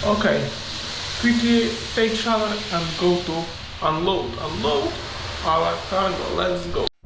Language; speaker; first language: English; non-native, learner; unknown